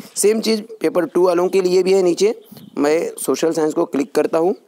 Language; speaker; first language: Hindi; non-native, local second language; Marathi